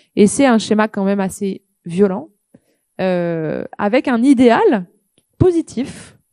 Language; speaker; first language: French; native; French